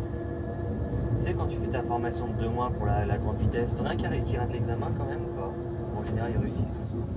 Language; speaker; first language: French; native; French